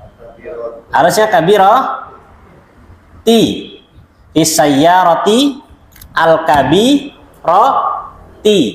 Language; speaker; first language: Arabic; non-native, fluent; Indonesian